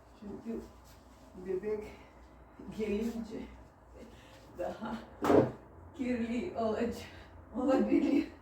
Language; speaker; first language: Turkish; non-native, learner; Russian